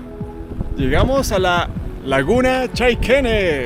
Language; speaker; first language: Spanish; native; Spanish